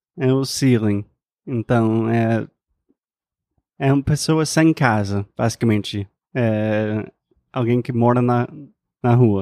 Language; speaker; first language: Portuguese; non-native, fluent; English